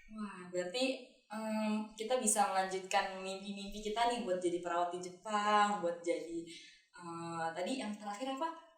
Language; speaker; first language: Indonesian; native; Indonesian